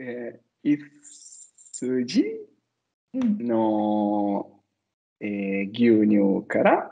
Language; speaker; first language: Japanese; non-native, learner; Italian